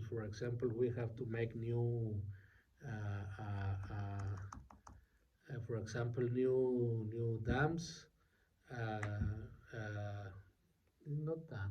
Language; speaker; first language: English; non-native, learner; Spanish